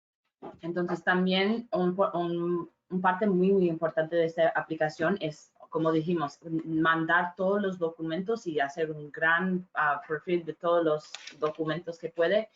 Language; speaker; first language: Spanish; non-native, fluent; English